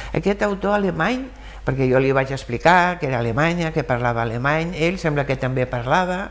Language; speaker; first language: Catalan; early bilingual, other home language; German